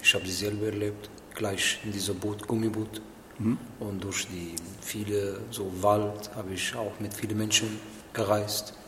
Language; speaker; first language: German; non-native, learner; Arabic